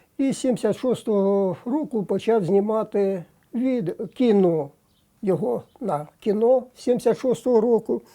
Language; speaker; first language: Ukrainian; native; Ukrainian